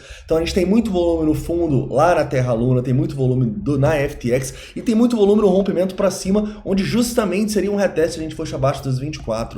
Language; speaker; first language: Portuguese; native; Portuguese